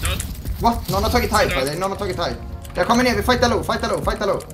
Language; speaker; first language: Swedish; native; Swedish